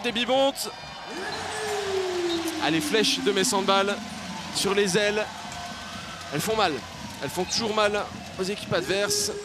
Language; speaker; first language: French; native; French